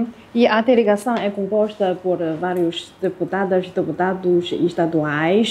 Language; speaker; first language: Portuguese; non-native, fluent; Chinese